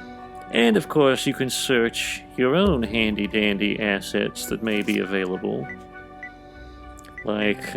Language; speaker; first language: English; native; English